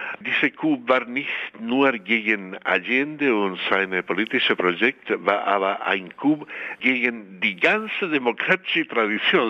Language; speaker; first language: German; non-native, fluent; Spanish